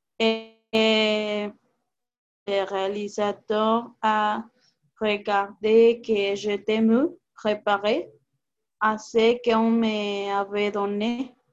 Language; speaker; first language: French; non-native, learner; Spanish